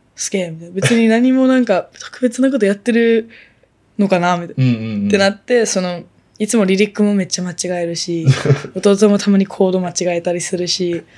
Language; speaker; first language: Japanese; non-native, local second language; English